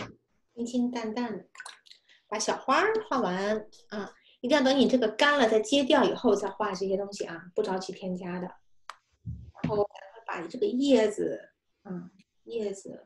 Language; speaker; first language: Chinese; native; Chinese